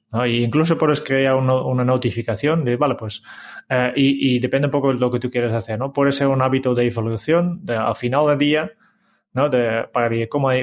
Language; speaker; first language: Spanish; non-native, fluent; Dutch